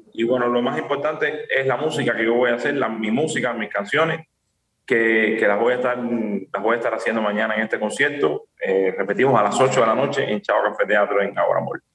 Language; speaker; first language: Spanish; native; Spanish